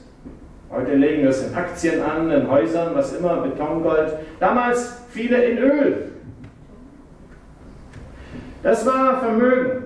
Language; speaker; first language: German; native; German